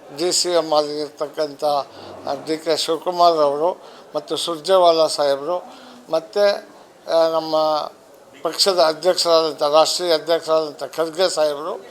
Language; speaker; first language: Kannada; non-native, local second language; Lambadi